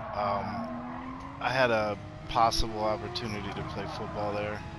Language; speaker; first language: English; native; English